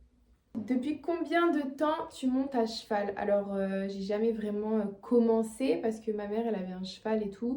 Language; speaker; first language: French; native; French